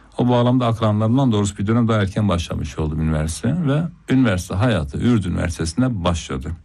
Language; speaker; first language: Turkish; non-native, local second language; Zaza